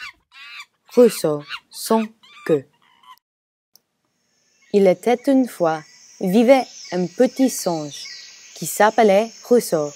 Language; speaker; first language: French; non-native, learner; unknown